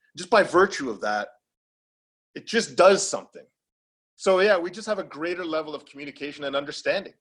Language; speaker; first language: English; native; English